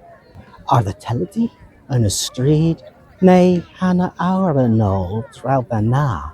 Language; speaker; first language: Welsh; non-native, learner; English